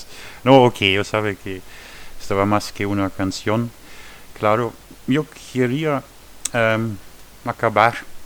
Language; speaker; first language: Spanish; non-native, learner; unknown